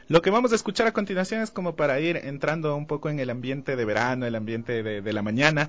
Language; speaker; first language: Spanish; native; Spanish